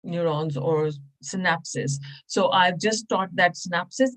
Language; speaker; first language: English; non-native, local second language; Punjabi